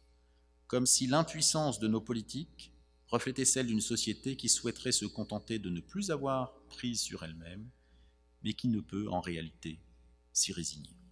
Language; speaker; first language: French; native; French